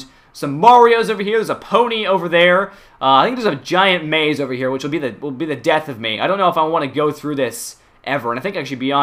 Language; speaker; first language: English; native; English